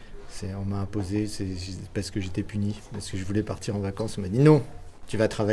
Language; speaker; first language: French; native; French